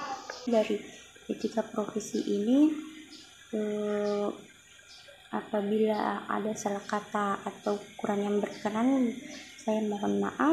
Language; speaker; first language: Indonesian; native; Indonesian